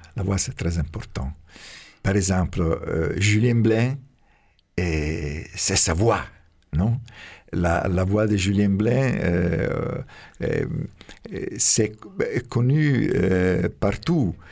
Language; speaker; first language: French; non-native, fluent; Italian